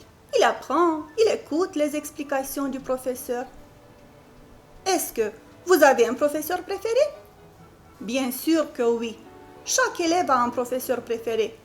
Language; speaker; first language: French; non-native, fluent; Romanian